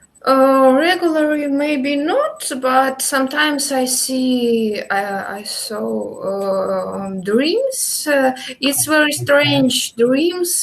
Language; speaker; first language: English; non-native, learner; Russian